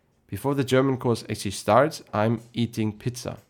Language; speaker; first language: English; non-native, fluent; German